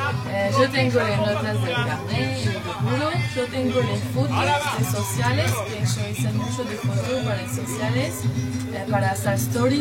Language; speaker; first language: Spanish; non-native, learner; French